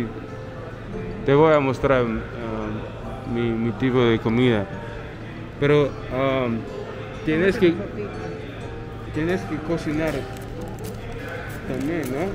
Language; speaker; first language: Spanish; non-native, learner; English